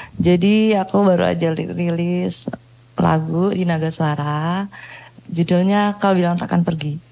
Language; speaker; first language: Indonesian; native; Indonesian